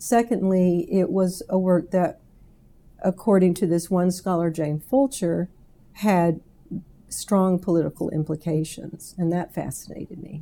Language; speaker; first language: English; native; English